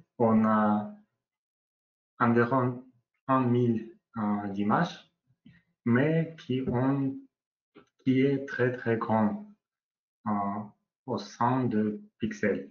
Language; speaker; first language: French; non-native, learner; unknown